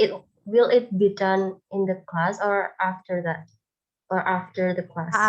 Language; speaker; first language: English; non-native, fluent; Indonesian